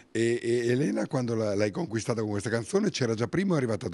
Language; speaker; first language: Italian; native; Italian